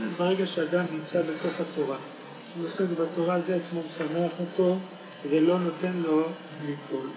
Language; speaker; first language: Hebrew; native; Hebrew